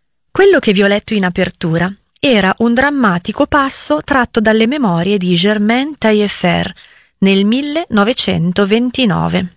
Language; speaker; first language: Italian; native; Italian